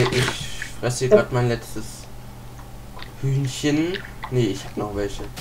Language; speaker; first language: German; native; German